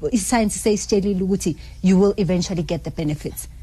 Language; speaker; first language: English; non-native, local second language; Zulu